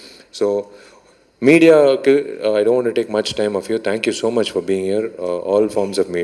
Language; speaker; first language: Tamil; native; Tamil